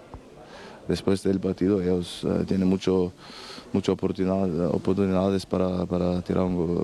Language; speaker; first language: Spanish; non-native, learner; German